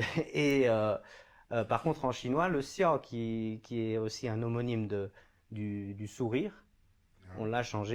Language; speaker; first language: French; native; French